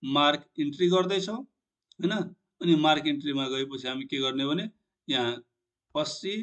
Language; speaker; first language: Nepali; non-native, local second language; Maithili